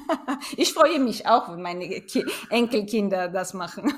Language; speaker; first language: German; non-native, fluent; Spanish